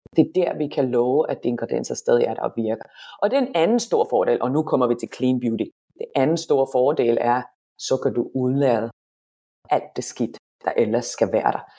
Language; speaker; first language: Danish; non-native, fluent; Finnish